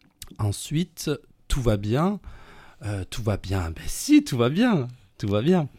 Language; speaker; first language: French; native; French